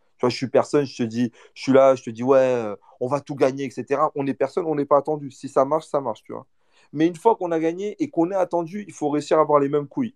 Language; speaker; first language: French; early bilingual, other home language; Portuguese